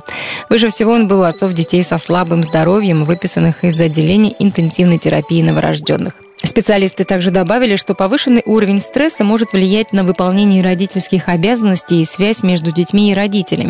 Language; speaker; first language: Russian; native; Russian